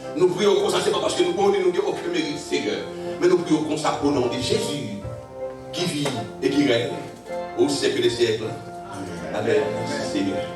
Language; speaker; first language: French; non-native, local second language; Haitian Creole